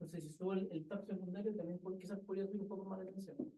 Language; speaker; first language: Spanish; native; Spanish